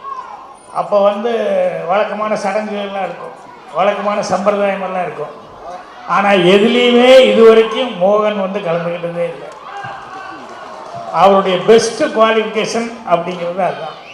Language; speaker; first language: Tamil; native; Tamil